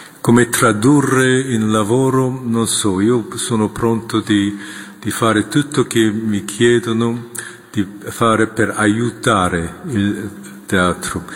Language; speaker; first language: Italian; non-native, fluent; Korean